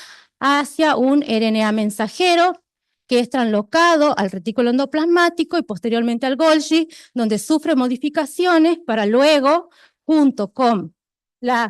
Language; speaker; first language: Spanish; native; Spanish